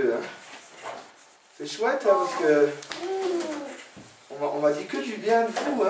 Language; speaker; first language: French; native; French